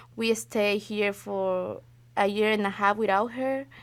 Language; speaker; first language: English; non-native, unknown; Spanish